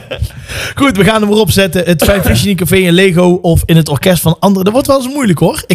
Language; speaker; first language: Dutch; native; Dutch